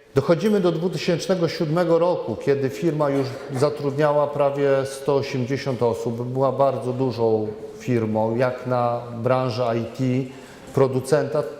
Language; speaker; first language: Polish; native; Polish